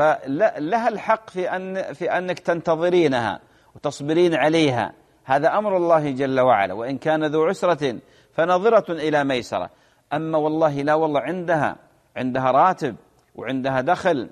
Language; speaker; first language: Arabic; native; Arabic